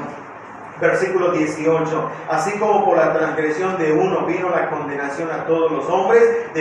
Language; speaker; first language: Spanish; native; Spanish